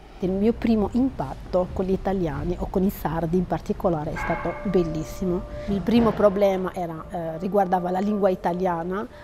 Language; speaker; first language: Italian; non-native, fluent; Arabic